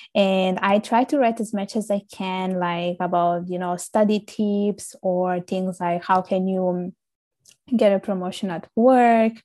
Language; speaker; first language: English; early bilingual, other home language; Italian